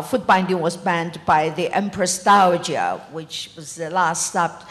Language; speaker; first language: English; non-native, fluent; Chinese